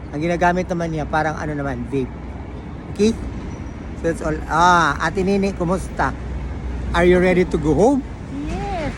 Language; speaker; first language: Filipino; native; Filipino